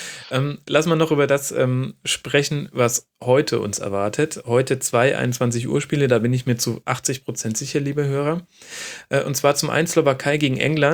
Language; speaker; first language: German; native; German